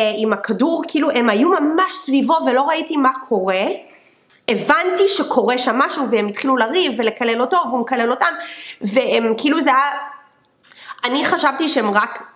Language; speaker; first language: Hebrew; non-native, fluent; English